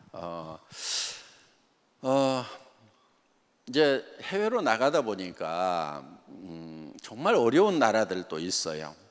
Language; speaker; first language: Korean; native; Korean